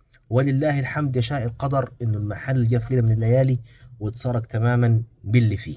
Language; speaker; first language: Arabic; native; Arabic